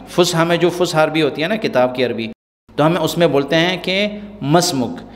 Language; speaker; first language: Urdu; non-native, local second language; Pashto